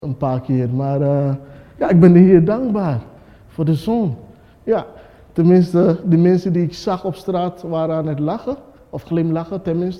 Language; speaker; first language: Dutch; non-native, fluent; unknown